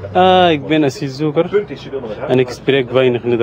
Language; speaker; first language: Dutch; non-native, learner; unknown